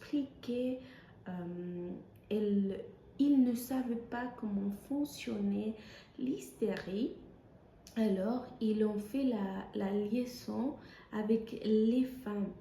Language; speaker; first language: French; non-native, fluent; Spanish